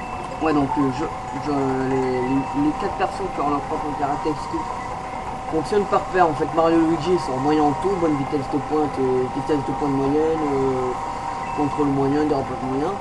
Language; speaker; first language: French; native; French